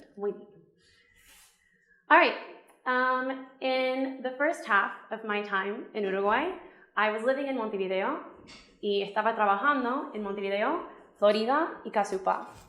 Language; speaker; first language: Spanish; non-native, fluent; English